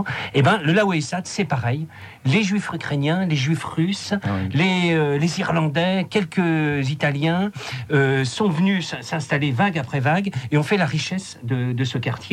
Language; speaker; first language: French; native; French